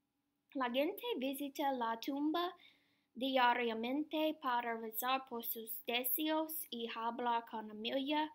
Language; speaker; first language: Spanish; non-native, learner; English